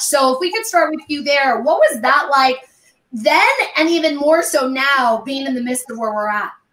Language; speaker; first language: English; early bilingual, other home language; Spanish